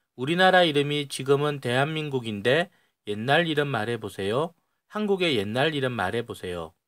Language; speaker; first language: Korean; native; Korean